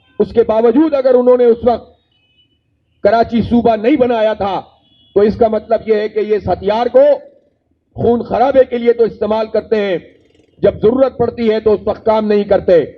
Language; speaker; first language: Urdu; native; Urdu